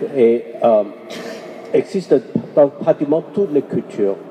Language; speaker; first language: French; non-native, fluent; Chinese